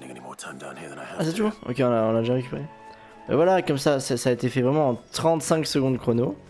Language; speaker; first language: French; native; French